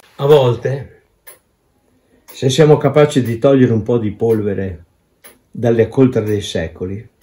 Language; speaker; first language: Italian; non-native, local second language; Ladin